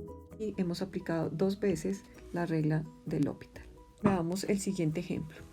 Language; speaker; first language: Spanish; native; Spanish